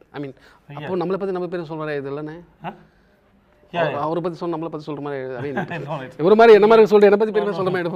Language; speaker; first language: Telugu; non-native, learner; Tamil